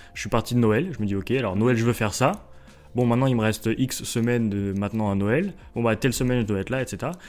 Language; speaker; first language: French; native; French